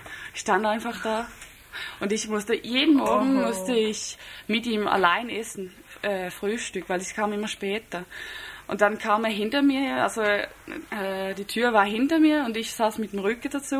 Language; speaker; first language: German; non-native, fluent; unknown